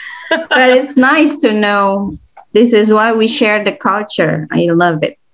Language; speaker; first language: English; non-native, fluent; Indonesian